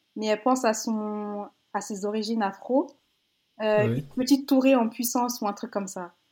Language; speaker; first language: French; native; French